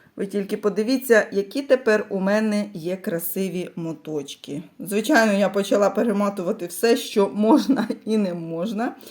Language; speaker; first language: Ukrainian; native; Ukrainian